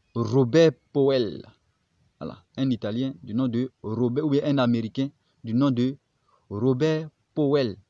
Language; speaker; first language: French; non-native, local second language; Baoulé